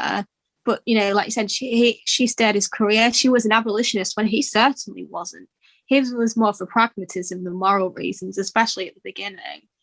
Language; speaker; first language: English; native; English